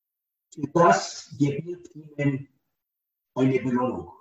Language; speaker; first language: German; non-native, learner; Hebrew